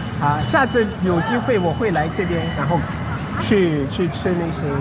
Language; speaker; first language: Chinese; non-native, fluent; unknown